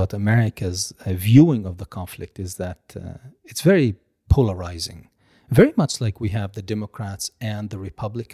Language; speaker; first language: English; non-native, fluent; Hebrew